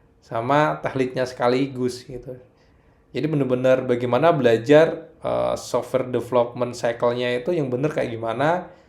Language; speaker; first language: Indonesian; native; Indonesian